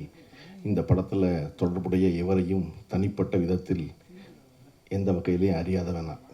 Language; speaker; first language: Tamil; native; Tamil